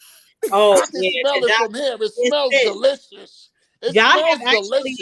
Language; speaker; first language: English; native; English